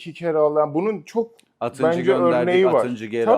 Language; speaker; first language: Turkish; native; Turkish